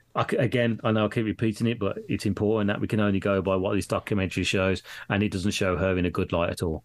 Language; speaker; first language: English; native; English